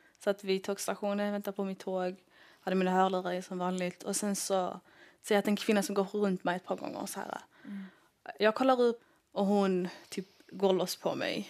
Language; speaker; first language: Swedish; early bilingual, other home language; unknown